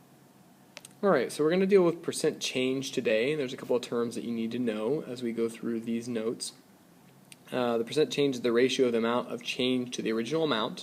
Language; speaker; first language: English; native; English